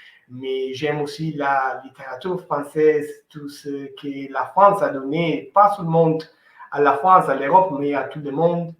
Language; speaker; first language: French; non-native, fluent; Italian